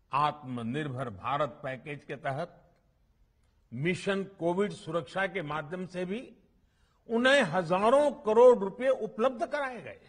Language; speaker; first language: Hindi; non-native, local second language; Gujarati